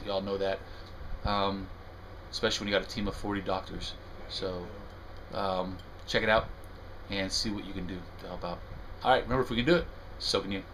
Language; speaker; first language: English; native; English